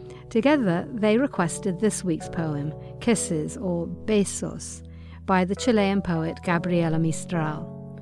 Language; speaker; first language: English; native; English